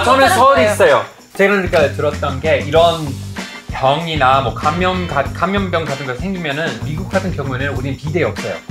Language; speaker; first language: Korean; non-native, fluent; English